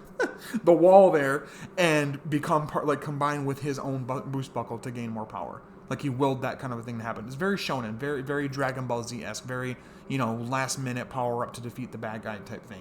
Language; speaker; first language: English; native; English